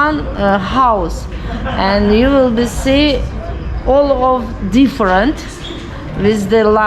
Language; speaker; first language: English; non-native, learner; Uzbek